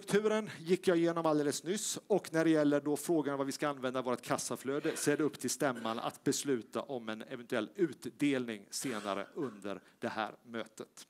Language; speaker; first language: Swedish; native; Swedish